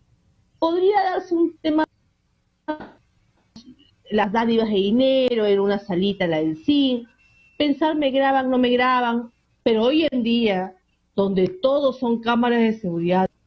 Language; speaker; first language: Spanish; native; Spanish